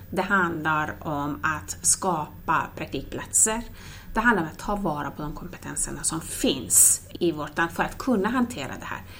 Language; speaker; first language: Swedish; non-native, fluent; Persian